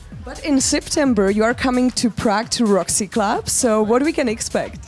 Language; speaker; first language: English; non-native, fluent; Czech